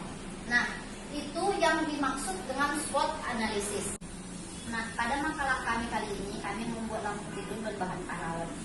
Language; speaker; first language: Indonesian; native; Indonesian